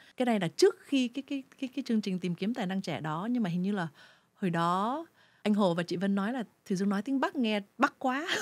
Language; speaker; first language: Vietnamese; early bilingual, heritage; Vietnamese